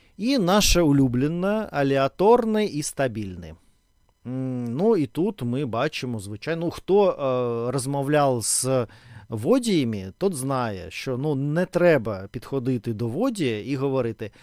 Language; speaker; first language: Ukrainian; non-native, local second language; Russian